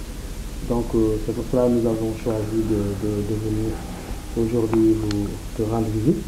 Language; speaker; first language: French; non-native, local second language; Wolof